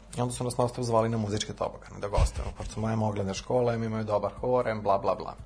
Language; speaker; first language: Serbian; native; Serbian